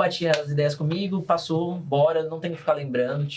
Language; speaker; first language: Portuguese; native; Portuguese